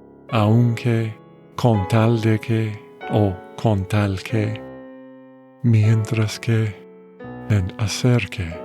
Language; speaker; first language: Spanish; non-native, fluent; English